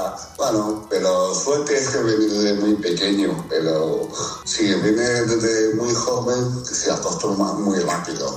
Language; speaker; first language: Spanish; non-native, fluent; Chinese